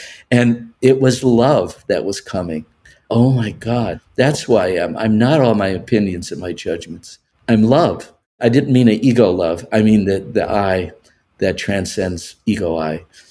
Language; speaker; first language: English; native; English